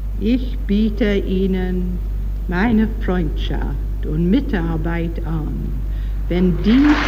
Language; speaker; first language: German; non-native, learner; English